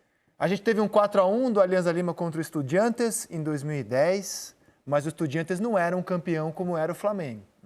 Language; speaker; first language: Portuguese; native; Portuguese